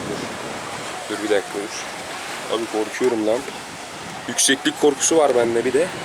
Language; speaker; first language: Turkish; native; Turkish